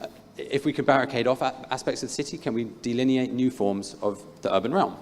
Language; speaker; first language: English; native; English